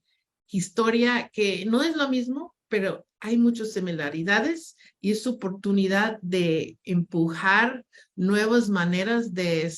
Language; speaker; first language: Spanish; non-native, fluent; English